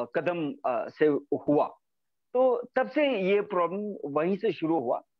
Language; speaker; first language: Hindi; native; Hindi